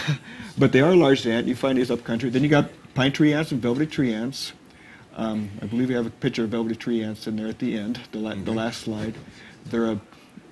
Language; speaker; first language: English; native; English